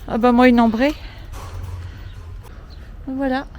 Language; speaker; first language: French; native; French